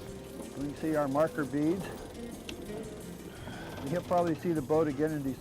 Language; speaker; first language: English; native; English